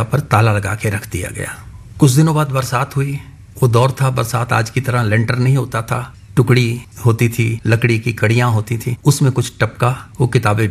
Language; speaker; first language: Hindi; non-native, local second language; Punjabi